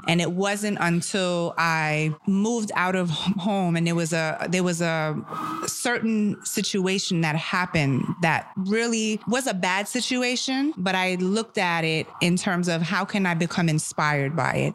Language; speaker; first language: English; early bilingual, other home language; German